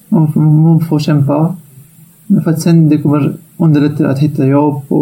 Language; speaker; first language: Swedish; non-native, fluent; Arabic